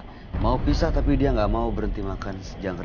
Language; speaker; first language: Indonesian; native; Indonesian